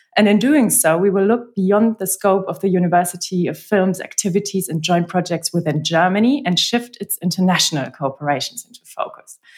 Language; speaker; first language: English; non-native, fluent; German